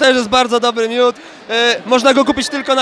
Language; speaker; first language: Polish; native; Polish